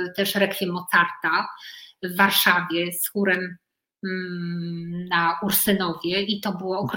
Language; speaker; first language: Polish; native; Polish